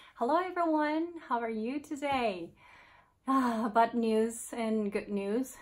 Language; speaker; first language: English; non-native, fluent; Japanese